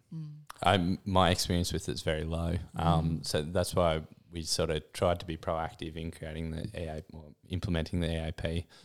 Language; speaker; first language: English; native; English